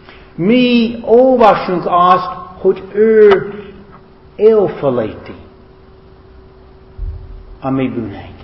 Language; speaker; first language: Hungarian; non-native, learner; English